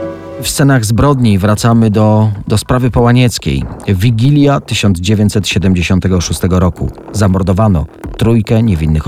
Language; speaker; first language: Polish; native; Polish